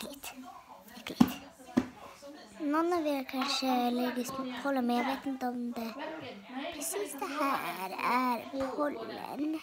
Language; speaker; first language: Swedish; early bilingual, other home language; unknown